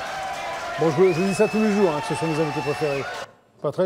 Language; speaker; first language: French; native; French